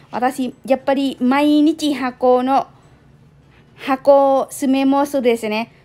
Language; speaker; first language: Japanese; non-native, learner; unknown